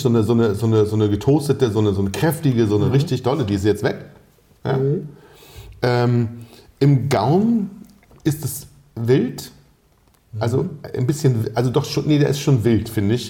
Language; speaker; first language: German; native; German